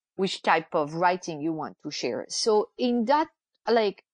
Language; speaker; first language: English; non-native, fluent; French